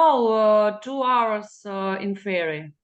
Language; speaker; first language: English; non-native, learner; Russian